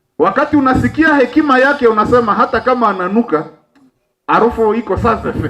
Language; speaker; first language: Swahili; non-native, local second language; Nande